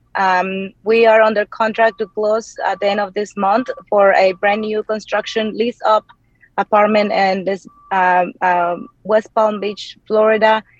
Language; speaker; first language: English; non-native, fluent; Spanish